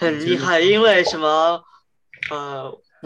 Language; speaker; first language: Chinese; early bilingual, heritage; Chinese